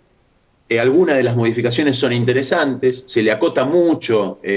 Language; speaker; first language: Spanish; native; Spanish